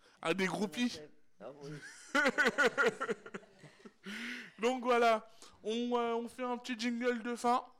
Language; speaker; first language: French; native; French